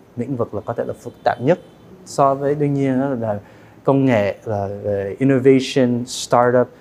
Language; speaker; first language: Vietnamese; early bilingual, heritage; Vietnamese